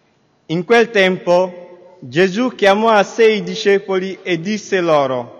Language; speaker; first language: Italian; native; Italian